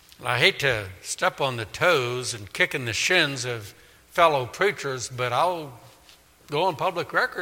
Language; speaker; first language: English; native; English